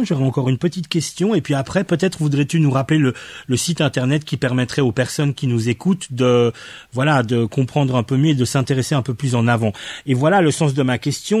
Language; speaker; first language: French; native; French